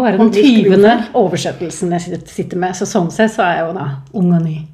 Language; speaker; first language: Norwegian; native; Norwegian